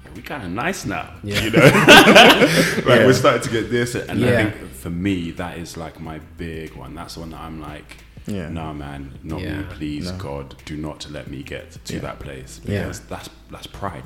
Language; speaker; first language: English; early bilingual, other home language; Yoruba